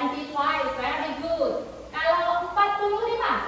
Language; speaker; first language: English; non-native, fluent; Indonesian